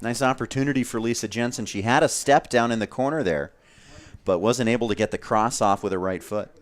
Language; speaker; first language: English; native; English